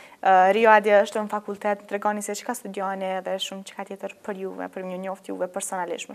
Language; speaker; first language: Albanian; native; Albanian